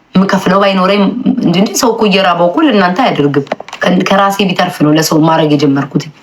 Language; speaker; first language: Amharic; native; Amharic